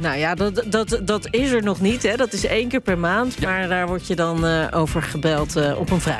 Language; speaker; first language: Dutch; native; Dutch